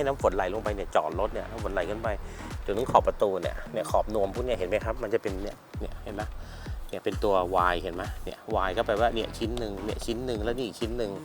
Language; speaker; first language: Thai; native; Thai